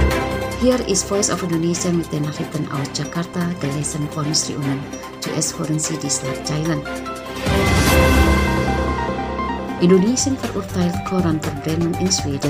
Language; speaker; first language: German; non-native, fluent; Indonesian